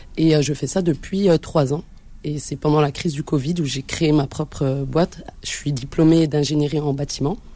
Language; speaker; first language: French; early bilingual, other home language; Arabic